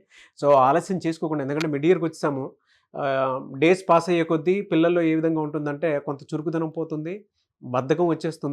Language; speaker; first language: Telugu; native; Telugu